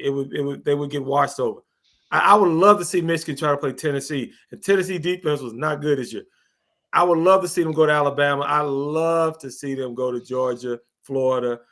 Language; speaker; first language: English; native; English